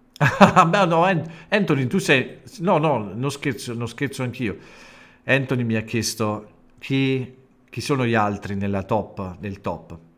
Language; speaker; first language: Italian; native; Italian